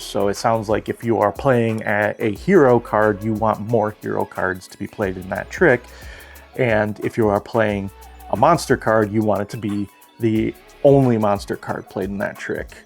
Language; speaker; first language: English; native; English